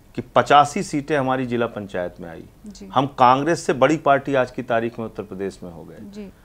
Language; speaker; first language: Hindi; native; Hindi